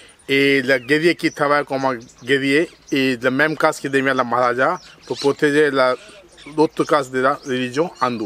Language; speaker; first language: French; non-native, fluent; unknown